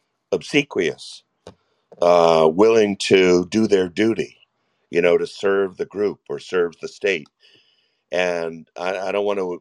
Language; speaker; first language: English; native; English